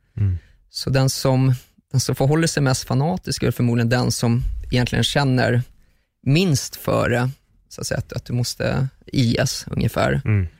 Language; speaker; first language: Swedish; early bilingual, other home language; German